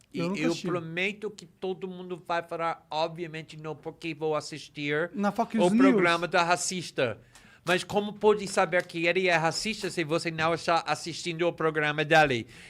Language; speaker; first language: Portuguese; non-native, fluent; English